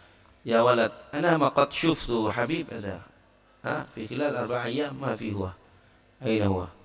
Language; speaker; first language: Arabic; non-native, fluent; Indonesian